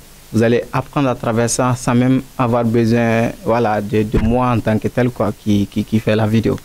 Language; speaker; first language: French; non-native, local second language; Bambara